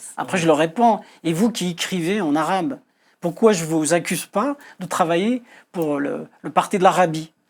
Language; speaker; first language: French; non-native, local second language; Kabyle